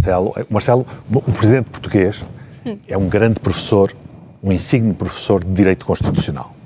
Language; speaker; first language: Portuguese; native; Portuguese